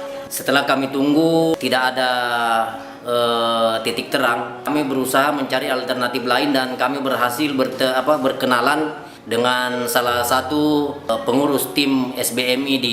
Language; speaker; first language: Indonesian; non-native, local second language; Buginese